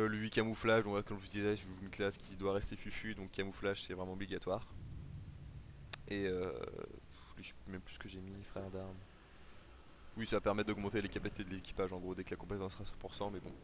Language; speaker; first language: French; native; French